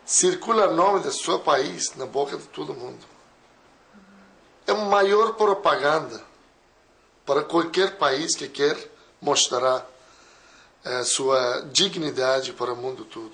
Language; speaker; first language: Portuguese; non-native, fluent; Persian